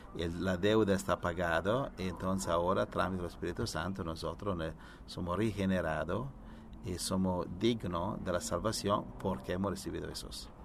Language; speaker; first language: Spanish; non-native, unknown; Italian